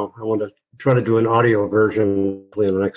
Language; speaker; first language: English; native; English